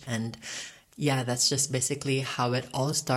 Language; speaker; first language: English; non-native, local second language; Cebuano